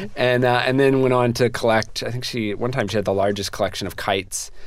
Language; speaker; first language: English; native; English